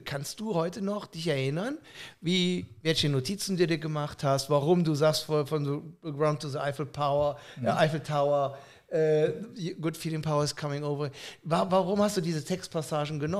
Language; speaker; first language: German; native; German